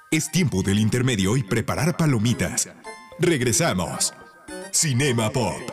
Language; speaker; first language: Spanish; native; Spanish